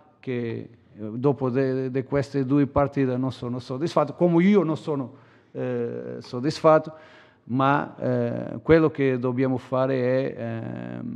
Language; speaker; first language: Italian; non-native, learner; Portuguese